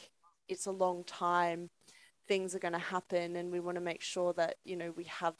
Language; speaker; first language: English; native; English